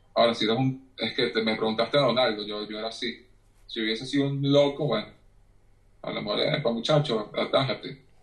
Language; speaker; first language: Spanish; native; Spanish